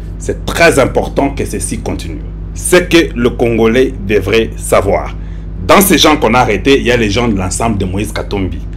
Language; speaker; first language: French; non-native, local second language; Lingala